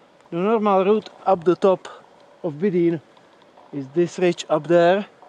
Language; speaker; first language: English; non-native, fluent; Czech